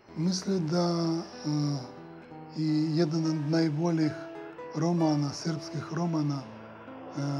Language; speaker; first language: Ukrainian; early bilingual, heritage; Serbian